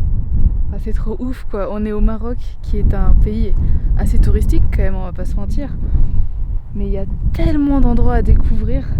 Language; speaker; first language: French; native; French